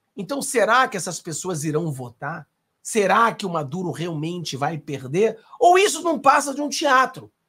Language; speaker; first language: Portuguese; non-native, fluent; Spanish